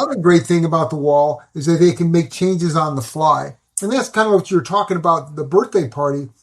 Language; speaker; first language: English; native; English